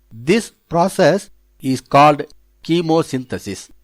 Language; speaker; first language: English; non-native, local second language; Tamil